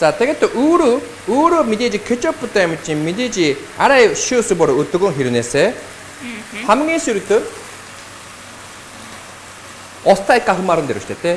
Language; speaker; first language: Mongolian; non-native, fluent; Japanese